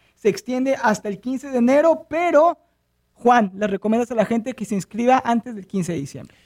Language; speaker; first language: Spanish; native; Spanish